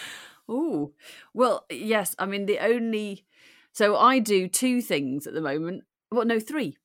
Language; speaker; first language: English; native; English